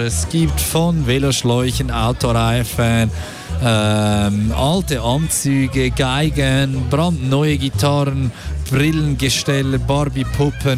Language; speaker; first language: German; native; German